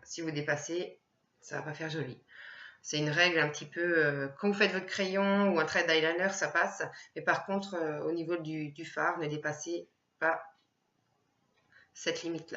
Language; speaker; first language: French; native; French